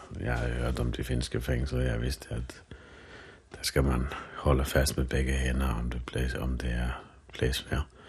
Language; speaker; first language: Danish; non-native, fluent; Finnish